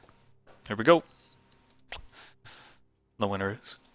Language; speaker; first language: English; native; English